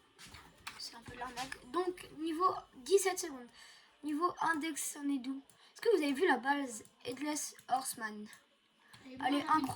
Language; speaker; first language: French; native; French